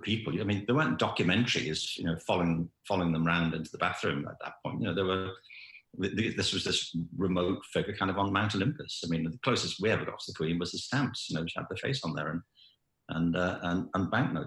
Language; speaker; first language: English; native; English